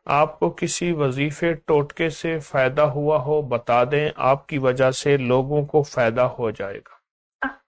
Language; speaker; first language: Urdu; native; Urdu